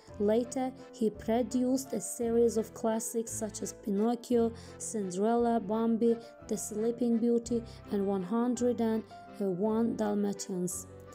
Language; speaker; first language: English; non-native, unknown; Azerbaijani